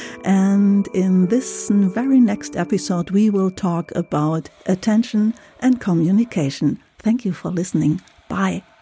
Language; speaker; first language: English; non-native, fluent; German